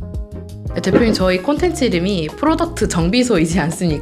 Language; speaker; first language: Korean; native; Korean